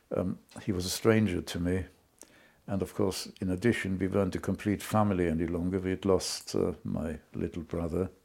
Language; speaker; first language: English; non-native, fluent; German